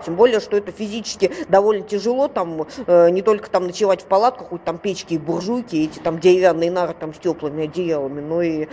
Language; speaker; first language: Russian; native; Russian